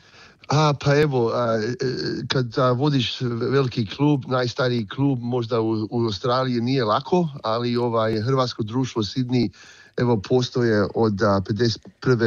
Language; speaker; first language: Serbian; early bilingual, heritage; Croatian